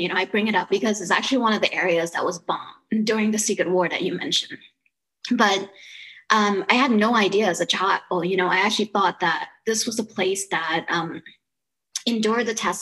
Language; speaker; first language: English; early bilingual, other home language; Lao